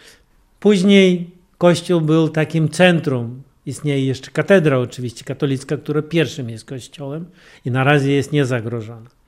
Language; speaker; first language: Polish; non-native, fluent; Russian